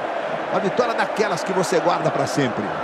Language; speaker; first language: Portuguese; native; Portuguese